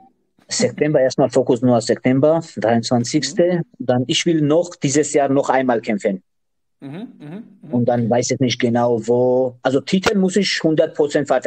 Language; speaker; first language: German; non-native, learner; Georgian